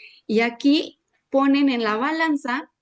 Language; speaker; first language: Spanish; native; Spanish